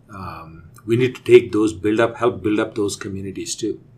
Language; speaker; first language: English; non-native, local second language; Telugu